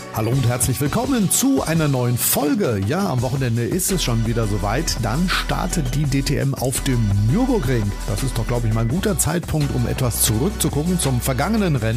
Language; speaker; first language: German; native; German